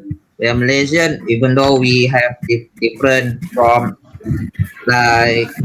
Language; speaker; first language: English; non-native, learner; Malay